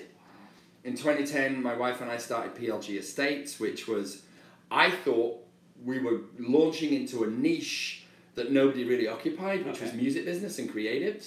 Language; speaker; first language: English; native; English